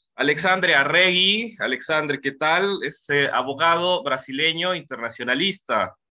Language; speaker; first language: Spanish; native; Spanish